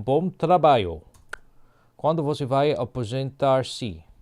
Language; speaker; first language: Portuguese; non-native, learner; English